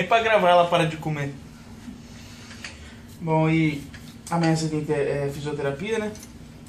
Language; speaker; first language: Portuguese; native; Portuguese